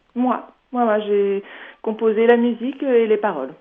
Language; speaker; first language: French; native; French